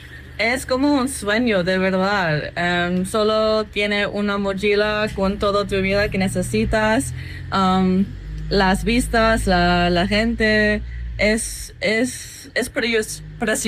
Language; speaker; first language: Spanish; non-native, learner; English